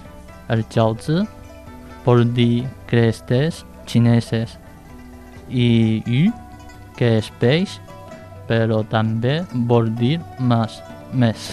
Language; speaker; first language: Catalan; non-native, learner; Chinese